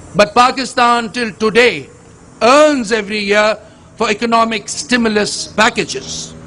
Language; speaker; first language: English; non-native, local second language; Urdu